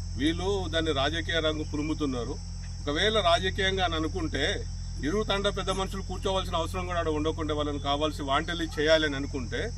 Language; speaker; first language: Telugu; native; Telugu